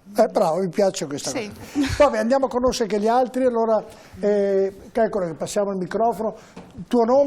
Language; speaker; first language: Italian; native; Italian